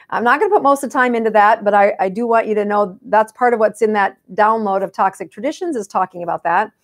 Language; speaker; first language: English; native; English